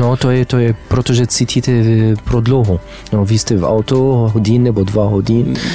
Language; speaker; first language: Czech; non-native, learner; Arabic